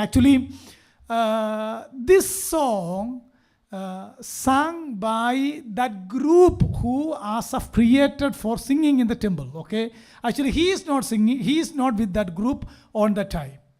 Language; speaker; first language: English; non-native, local second language; Malayalam